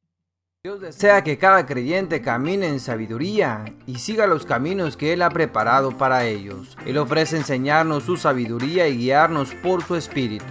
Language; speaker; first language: Spanish; native; Spanish